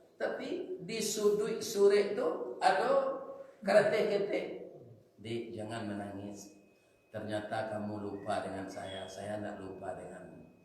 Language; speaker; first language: Malay; non-native, local second language; Minangkabau